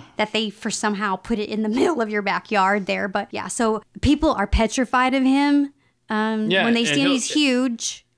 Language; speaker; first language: English; native; English